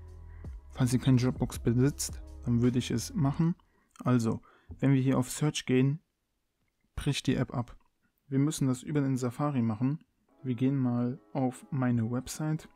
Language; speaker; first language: German; native; German